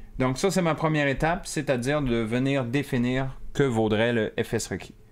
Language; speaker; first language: French; native; French